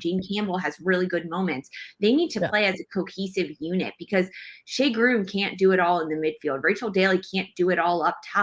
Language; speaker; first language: English; native; English